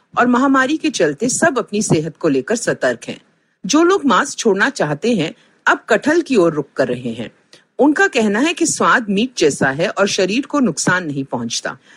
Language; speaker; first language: Hindi; non-native, local second language; Punjabi